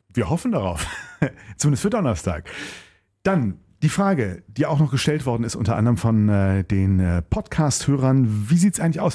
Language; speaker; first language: German; native; German